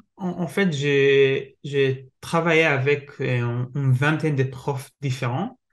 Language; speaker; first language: French; non-native, learner; Hebrew